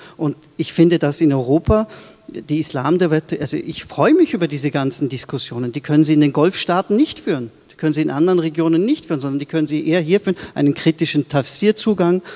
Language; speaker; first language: German; early bilingual, other home language; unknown